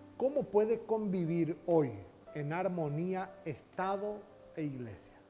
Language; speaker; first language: Spanish; native; Spanish